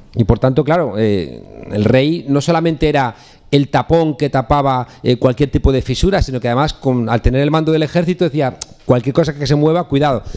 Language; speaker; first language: Spanish; native; Spanish